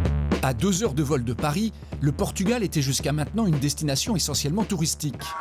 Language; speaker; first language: French; native; French